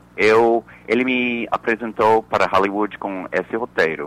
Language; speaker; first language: Portuguese; non-native, fluent; English